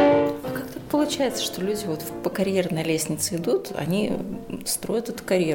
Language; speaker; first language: Russian; native; Russian